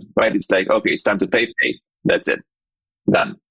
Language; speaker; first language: English; non-native, fluent; Hebrew